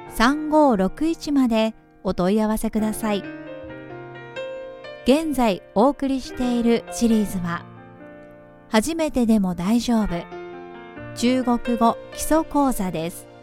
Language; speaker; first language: Japanese; native; Japanese